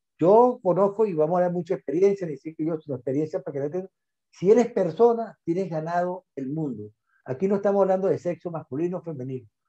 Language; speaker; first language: Spanish; native; Spanish